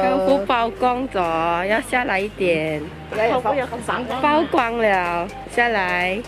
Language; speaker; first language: Chinese; early bilingual, heritage; Cantonese